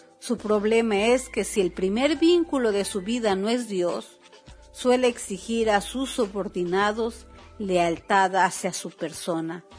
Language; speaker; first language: Spanish; native; Spanish